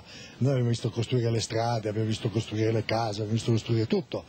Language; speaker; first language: Italian; native; Italian